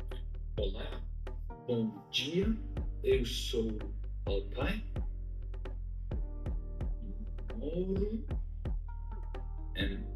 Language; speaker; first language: Portuguese; non-native, learner; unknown